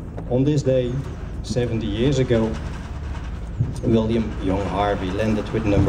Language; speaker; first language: English; non-native, fluent; Dutch